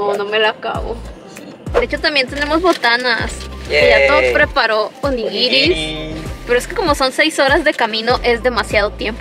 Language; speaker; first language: Spanish; native; Spanish